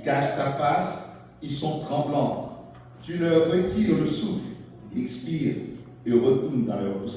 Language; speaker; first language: French; non-native, local second language; Haitian Creole